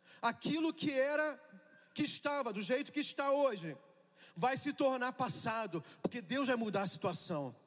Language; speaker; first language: Portuguese; native; Portuguese